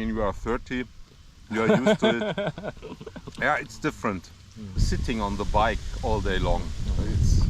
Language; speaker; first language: English; non-native, fluent; German